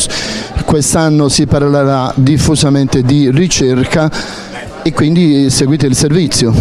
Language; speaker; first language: Italian; native; Italian